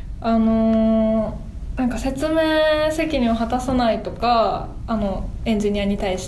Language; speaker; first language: Japanese; native; Japanese